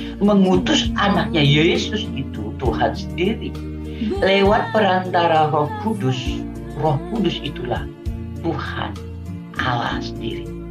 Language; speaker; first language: Indonesian; non-native, local second language; Achinese